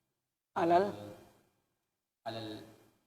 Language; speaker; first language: Arabic; non-native, fluent; Indonesian